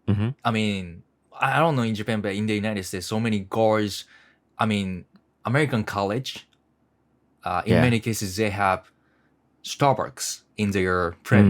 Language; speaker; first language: English; non-native, learner; Japanese